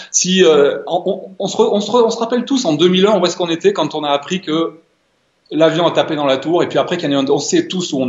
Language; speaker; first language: French; native; French